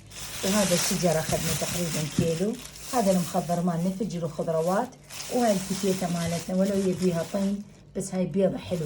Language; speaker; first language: Arabic; native; Arabic